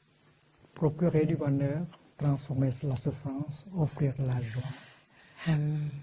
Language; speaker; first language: French; non-native, fluent; Vietnamese